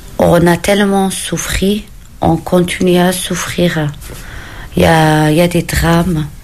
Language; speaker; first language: French; non-native, fluent; Kurdish